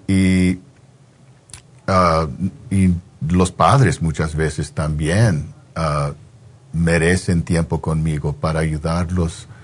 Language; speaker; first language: Spanish; non-native, fluent; English